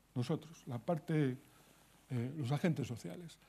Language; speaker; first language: Spanish; native; Spanish